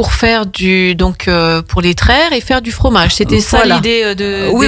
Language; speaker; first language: French; native; French